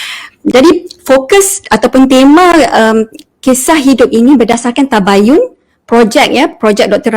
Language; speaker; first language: Malay; native; Malay